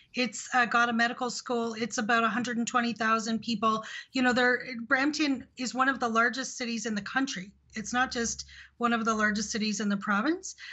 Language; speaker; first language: English; early bilingual, other home language; Hindi